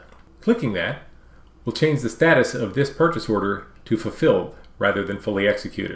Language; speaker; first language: English; native; English